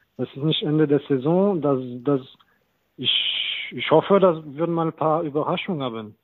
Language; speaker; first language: German; non-native, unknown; French